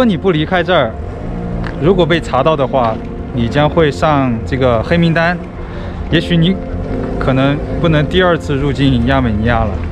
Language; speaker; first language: Chinese; native; Chinese